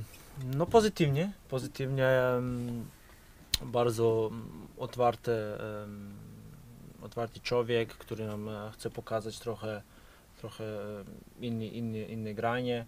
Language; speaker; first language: Polish; non-native, fluent; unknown